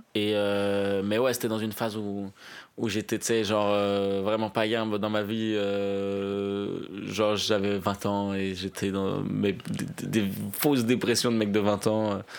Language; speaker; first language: French; native; French